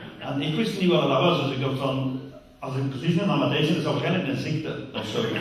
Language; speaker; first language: Dutch; non-native, fluent; English